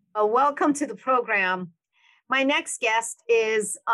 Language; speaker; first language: English; non-native, fluent; Persian